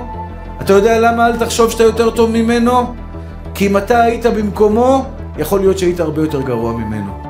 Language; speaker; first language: Hebrew; native; Hebrew